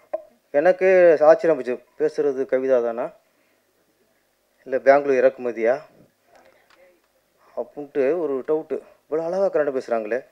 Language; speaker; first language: Tamil; native; Tamil